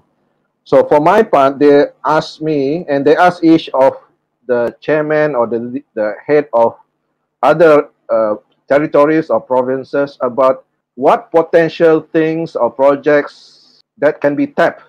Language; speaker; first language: English; non-native, local second language; Malay